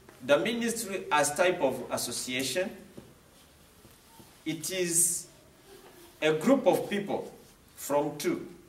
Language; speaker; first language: English; non-native, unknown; Swahili